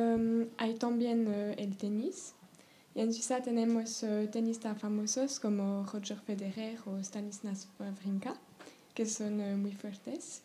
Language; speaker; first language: Spanish; non-native, learner; French